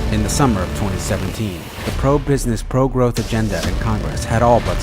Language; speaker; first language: English; native; English